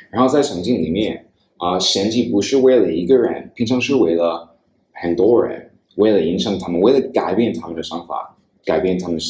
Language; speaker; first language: Chinese; non-native, fluent; English